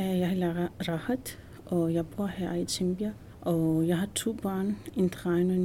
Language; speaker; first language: Danish; non-native, fluent; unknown